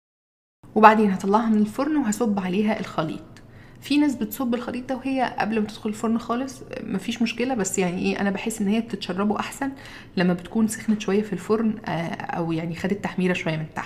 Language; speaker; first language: Arabic; native; Arabic